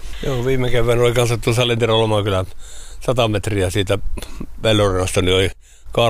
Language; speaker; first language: Finnish; native; Finnish